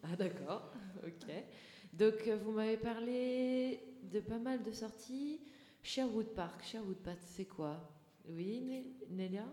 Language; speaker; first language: French; native; French